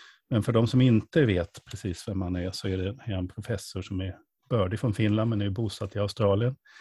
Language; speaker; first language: Swedish; native; Swedish